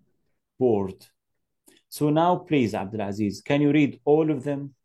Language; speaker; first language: English; non-native, fluent; Arabic